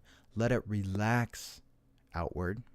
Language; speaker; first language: English; native; English